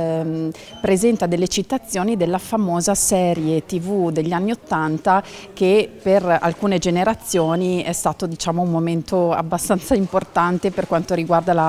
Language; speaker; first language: Italian; native; Italian